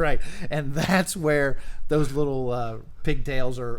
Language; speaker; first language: English; native; English